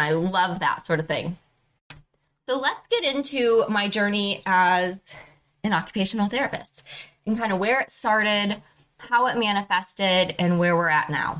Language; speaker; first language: English; native; English